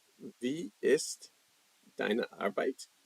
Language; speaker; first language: German; non-native, learner; English